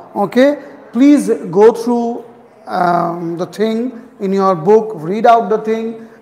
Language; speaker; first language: English; non-native, local second language; Hindi